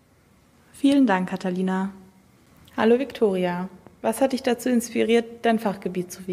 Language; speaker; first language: German; native; German